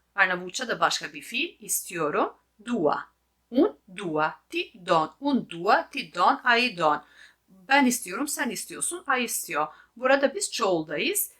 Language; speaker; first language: Turkish; non-native, fluent; Albanian